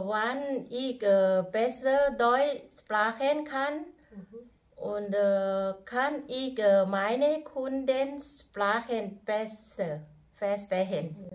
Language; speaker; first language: German; non-native, learner; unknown